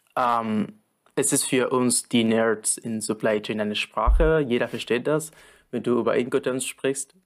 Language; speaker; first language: German; non-native, fluent; Spanish